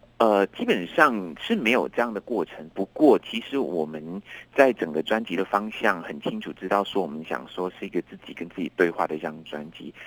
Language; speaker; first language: Chinese; native; Chinese